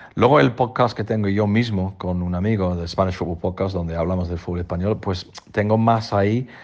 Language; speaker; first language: Spanish; non-native, fluent; English